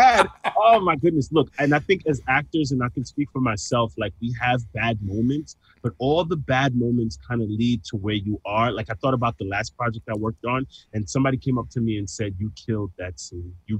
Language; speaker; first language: English; early bilingual, other home language; Spanish